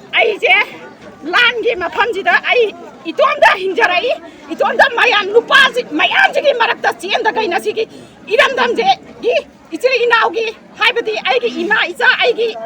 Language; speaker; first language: Manipuri; native; Manipuri